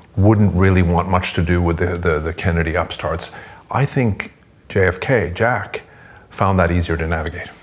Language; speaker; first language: English; non-native, fluent; Swedish